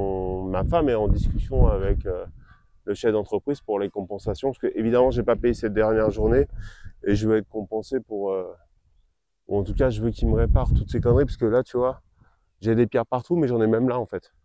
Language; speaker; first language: French; native; French